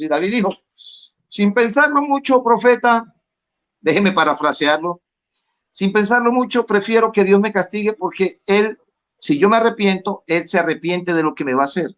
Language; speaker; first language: Spanish; native; Spanish